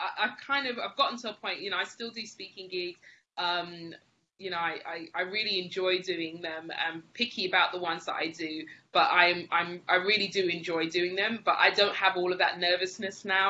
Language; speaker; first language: English; native; English